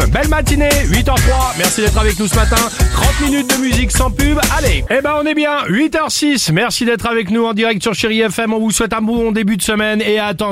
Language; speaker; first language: French; native; French